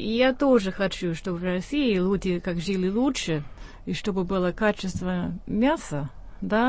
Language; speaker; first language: Russian; non-native, fluent; English